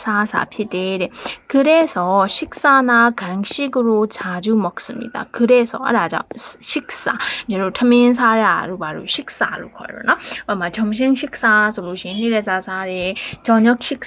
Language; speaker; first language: Korean; non-native, learner; Burmese